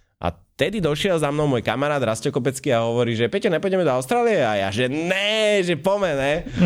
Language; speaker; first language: Slovak; native; Slovak